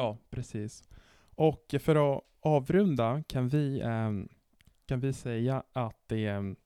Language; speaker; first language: Swedish; non-native, fluent; Italian